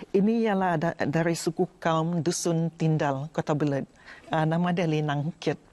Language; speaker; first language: Malay; non-native, local second language; Central Dusun